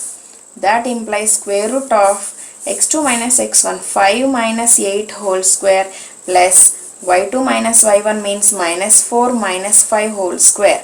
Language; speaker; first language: English; non-native, local second language; Telugu